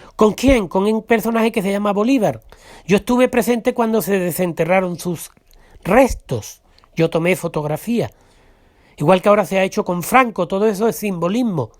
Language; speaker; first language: Spanish; native; Spanish